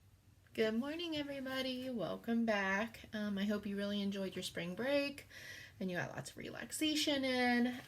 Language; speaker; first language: English; native; English